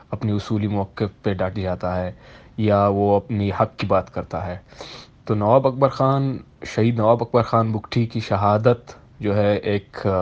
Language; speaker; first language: Urdu; non-native, local second language; Baluchi